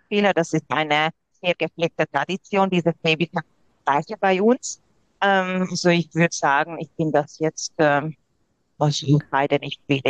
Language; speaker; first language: German; non-native, local second language; Hungarian